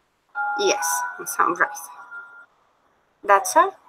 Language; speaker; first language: English; non-native, learner; Spanish